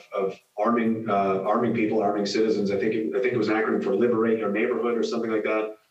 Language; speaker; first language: English; native; English